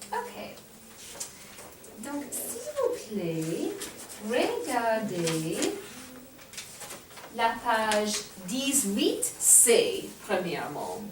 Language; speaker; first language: French; non-native, fluent; English